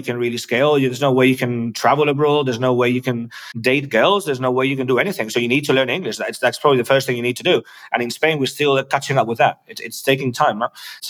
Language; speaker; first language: English; non-native, fluent; Spanish